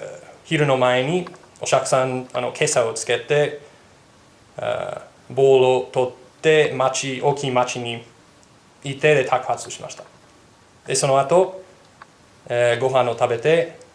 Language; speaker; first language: Japanese; non-native, learner; English